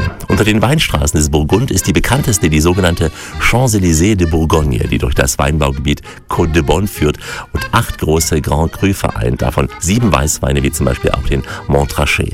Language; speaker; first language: German; native; German